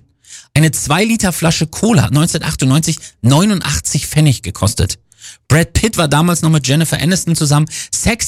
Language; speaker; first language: German; native; German